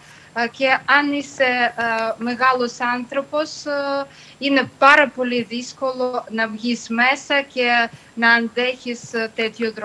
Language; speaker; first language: Greek; non-native, fluent; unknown